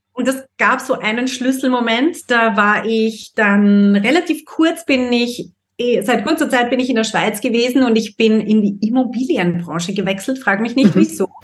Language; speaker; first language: German; native; German